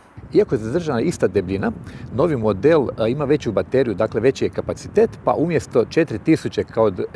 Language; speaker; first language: Croatian; native; Croatian